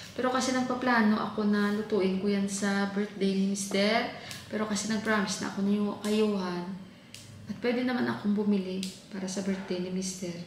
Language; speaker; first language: Filipino; non-native, local second language; Hiligaynon